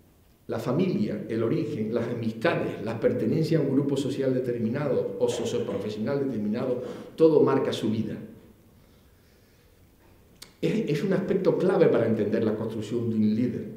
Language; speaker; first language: Spanish; native; Spanish